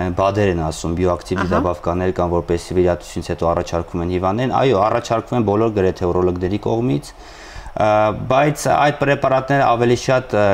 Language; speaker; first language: Armenian; native; Armenian